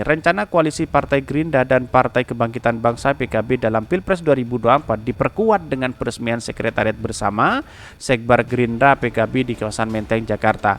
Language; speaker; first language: Indonesian; native; Indonesian